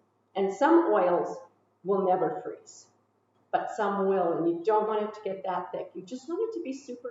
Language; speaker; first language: English; native; English